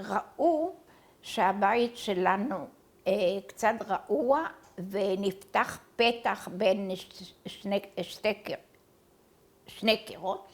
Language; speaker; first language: Hebrew; early bilingual, other home language; Arabic